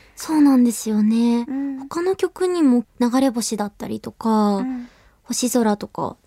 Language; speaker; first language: Japanese; native; Japanese